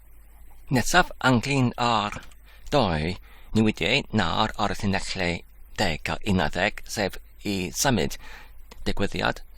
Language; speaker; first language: Welsh; non-native, fluent; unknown